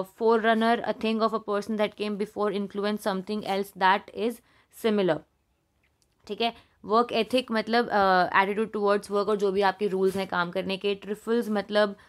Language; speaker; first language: Hindi; native; Hindi